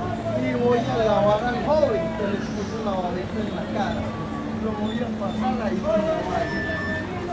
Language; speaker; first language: Spanish; native; Spanish